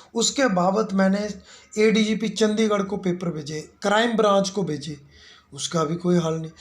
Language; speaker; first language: Hindi; non-native, local second language; Punjabi